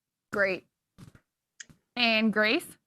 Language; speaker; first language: English; native; English